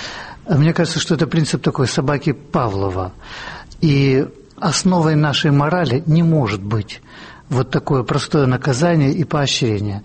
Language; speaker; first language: Russian; native; Russian